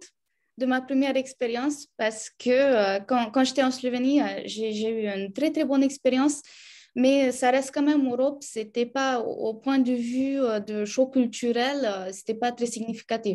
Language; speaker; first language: French; non-native, fluent; Romanian